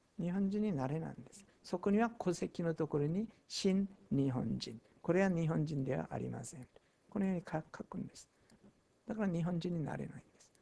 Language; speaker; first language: Japanese; non-native, fluent; Korean